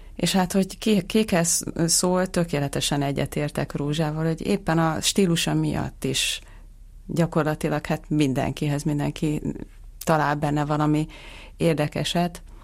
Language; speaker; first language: Hungarian; native; Hungarian